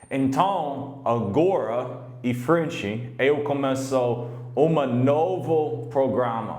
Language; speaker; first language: Portuguese; non-native, learner; English